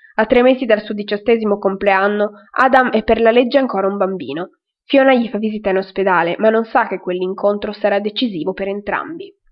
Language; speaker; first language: Italian; native; Italian